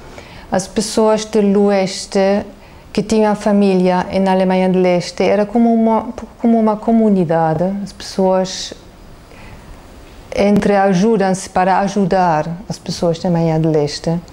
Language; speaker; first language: Portuguese; non-native, fluent; German